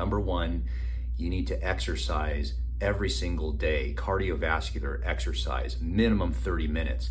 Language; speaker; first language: English; native; English